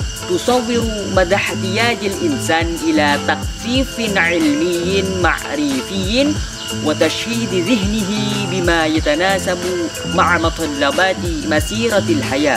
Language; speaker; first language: Arabic; non-native, learner; Indonesian